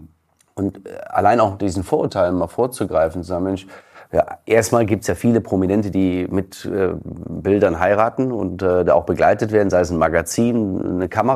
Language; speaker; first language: German; native; German